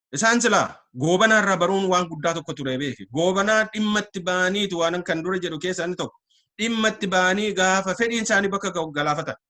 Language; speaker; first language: Oromo; native; Oromo